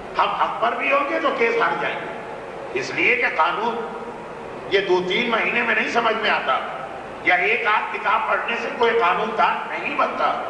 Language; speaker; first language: Urdu; native; Urdu